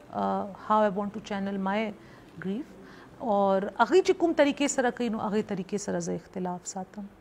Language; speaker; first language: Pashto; non-native, local second language; Northern Hindko